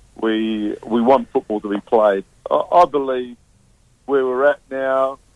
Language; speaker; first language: English; native; English